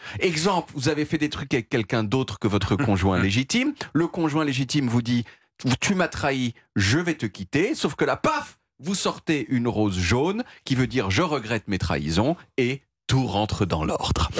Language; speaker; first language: French; native; French